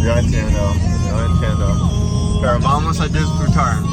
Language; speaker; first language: Spanish; non-native, learner; English